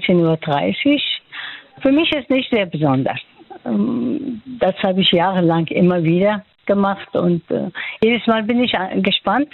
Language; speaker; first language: German; non-native, fluent; Persian